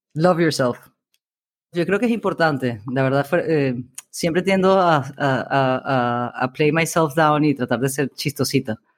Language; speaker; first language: Spanish; native; Spanish